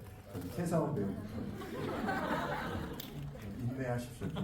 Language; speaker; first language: Korean; native; Korean